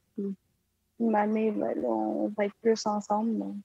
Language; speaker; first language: French; native; French